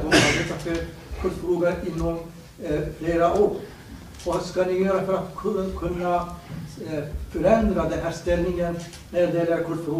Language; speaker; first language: Swedish; non-native, fluent; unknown